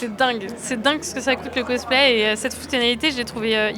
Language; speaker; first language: French; native; French